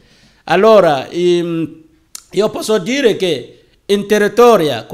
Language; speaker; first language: Italian; non-native, learner; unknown